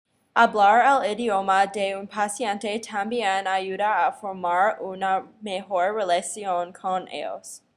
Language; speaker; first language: Spanish; non-native, learner; English